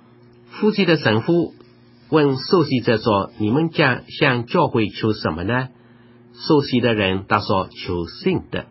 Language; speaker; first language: Chinese; native; Chinese